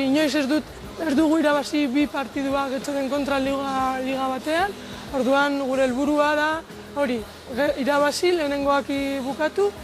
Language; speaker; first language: Basque; non-native, local second language; Spanish